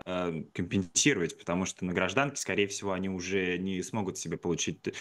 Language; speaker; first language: Russian; native; Russian